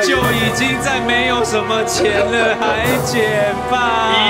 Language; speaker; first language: Chinese; native; Chinese